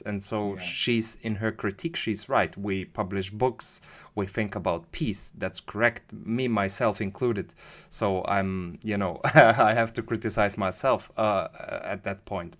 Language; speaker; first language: English; non-native, fluent; German